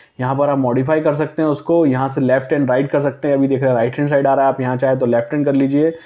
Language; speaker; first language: Hindi; native; Hindi